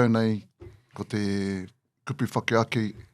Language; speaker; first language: Māori; non-native, local second language; English